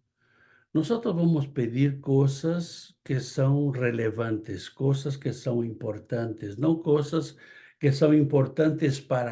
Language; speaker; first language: Spanish; non-native, fluent; Portuguese